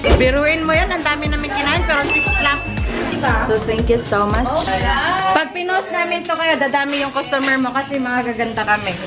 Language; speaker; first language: Filipino; non-native, local second language; Iloko